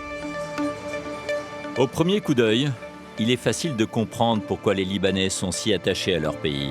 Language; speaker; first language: French; native; French